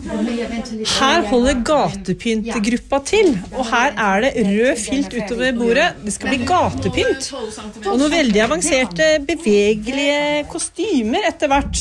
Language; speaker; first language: Norwegian; native; Norwegian